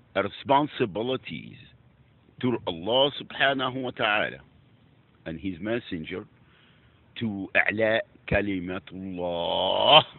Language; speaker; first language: English; non-native, fluent; Arabic